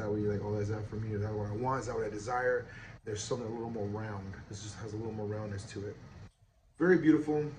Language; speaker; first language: English; native; English